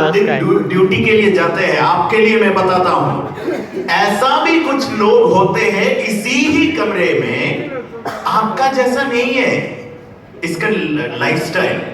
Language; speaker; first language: Hindi; non-native, learner; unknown